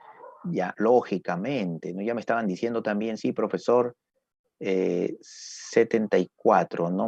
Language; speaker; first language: Spanish; native; Spanish